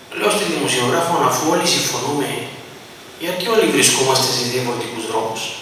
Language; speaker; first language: Greek; native; Greek